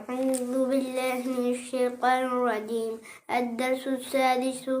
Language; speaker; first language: Arabic; non-native, learner; Oromo